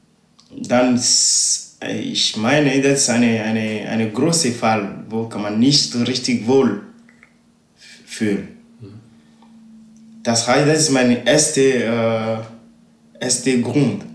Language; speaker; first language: German; non-native, learner; Ewe